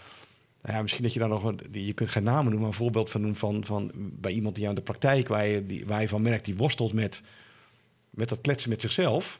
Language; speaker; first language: Dutch; native; Dutch